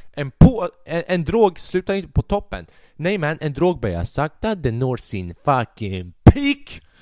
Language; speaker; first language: Swedish; early bilingual, other home language; Albanian